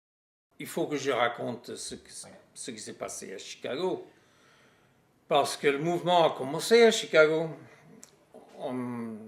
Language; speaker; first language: French; non-native, fluent; English